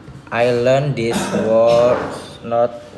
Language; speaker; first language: English; non-native, learner; Indonesian